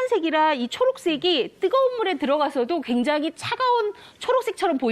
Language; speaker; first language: Korean; native; Korean